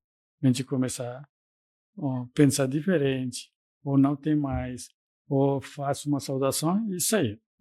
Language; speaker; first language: Portuguese; non-native, fluent; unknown